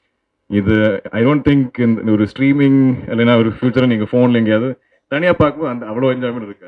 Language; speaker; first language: Tamil; non-native, local second language; Malayalam